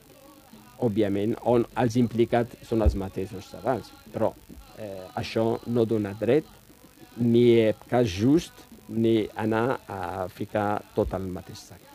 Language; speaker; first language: Catalan; non-native, fluent; Riffian